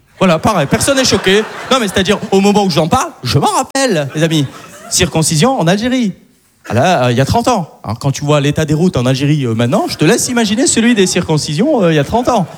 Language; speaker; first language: French; non-native, local second language; Arabic